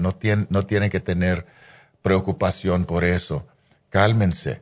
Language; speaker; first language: Spanish; non-native, fluent; English